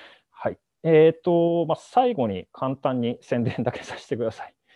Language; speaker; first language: Japanese; native; Japanese